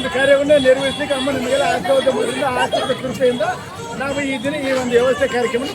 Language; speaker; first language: Kannada; native; Kannada